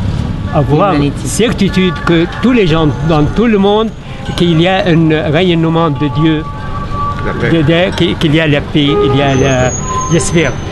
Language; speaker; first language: French; non-native, learner; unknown